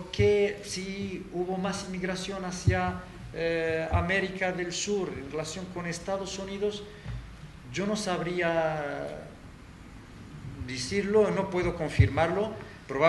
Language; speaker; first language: Spanish; non-native, fluent; Arabic